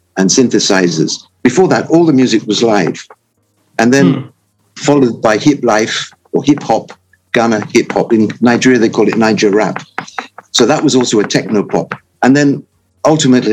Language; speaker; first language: English; native; English